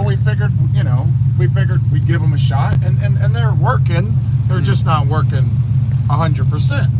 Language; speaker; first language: English; native; English